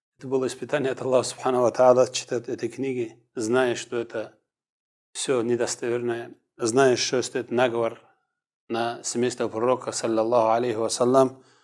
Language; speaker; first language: Russian; non-native, local second language; Kumyk